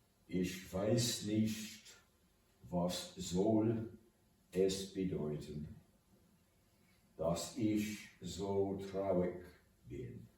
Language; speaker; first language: German; non-native, fluent; English